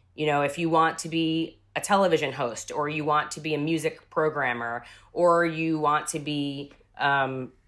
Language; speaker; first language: English; native; English